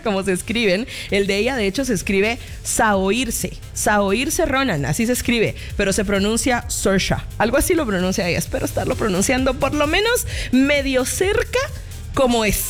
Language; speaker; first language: Spanish; native; Spanish